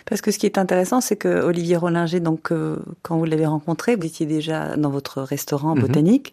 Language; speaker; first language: French; native; French